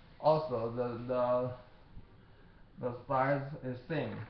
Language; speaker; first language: English; non-native, learner; Chinese